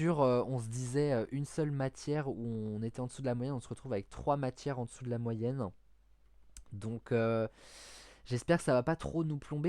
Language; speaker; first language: French; native; French